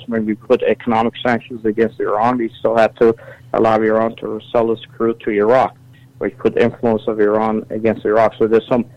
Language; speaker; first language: English; early bilingual, other home language; Assyrian Neo-Aramaic